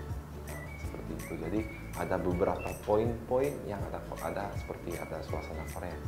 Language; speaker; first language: Indonesian; non-native, fluent; Korean